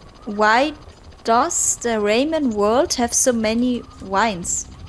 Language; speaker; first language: English; non-native, learner; German